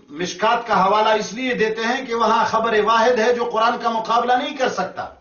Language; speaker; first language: Urdu; non-native, local second language; Pashto